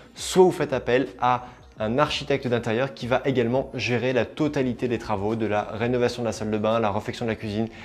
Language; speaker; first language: French; native; French